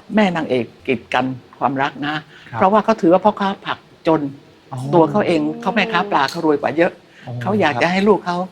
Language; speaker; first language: Thai; native; Thai